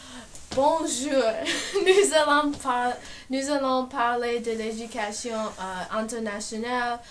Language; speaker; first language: French; non-native, learner; English